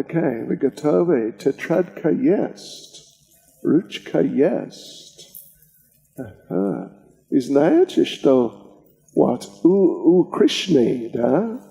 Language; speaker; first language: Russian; non-native, learner; English